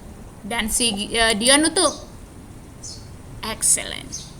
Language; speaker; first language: English; non-native, fluent; Indonesian